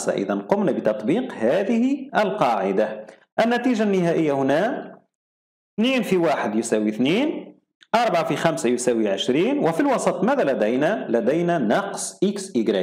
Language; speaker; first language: Arabic; native; Arabic